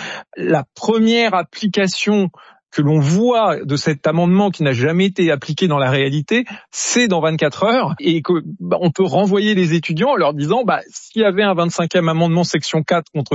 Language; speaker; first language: French; native; French